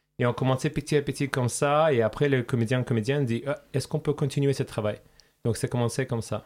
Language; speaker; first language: French; non-native, fluent; Russian